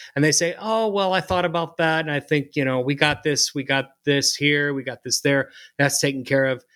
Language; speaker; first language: English; native; English